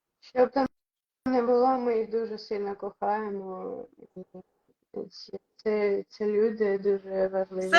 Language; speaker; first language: Ukrainian; non-native, local second language; Russian